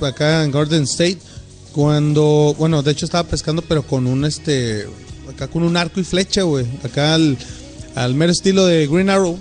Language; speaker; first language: Spanish; native; Spanish